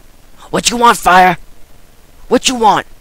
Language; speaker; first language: English; native; English